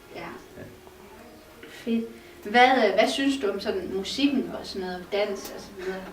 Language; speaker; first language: Danish; native; Danish